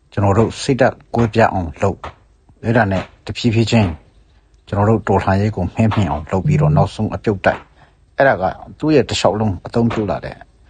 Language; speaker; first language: Burmese; non-native, local second language; Hakha Chin